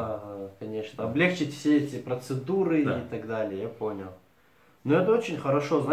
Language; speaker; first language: Russian; native; Russian